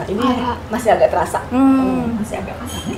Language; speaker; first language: Indonesian; native; Indonesian